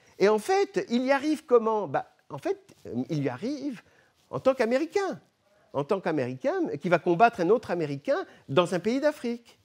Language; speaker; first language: French; early bilingual, other home language; Arabic